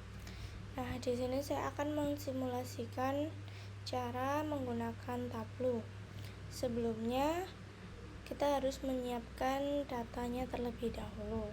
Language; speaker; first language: Indonesian; native; Indonesian